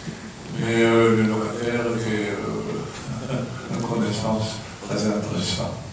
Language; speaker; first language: French; non-native, fluent; Swedish